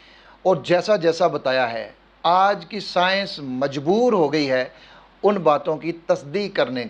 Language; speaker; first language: Urdu; native; Urdu